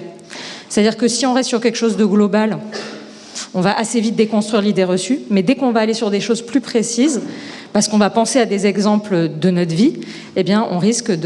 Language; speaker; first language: French; native; French